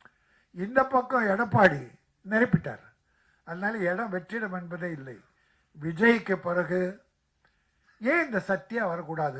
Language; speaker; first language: Tamil; native; Tamil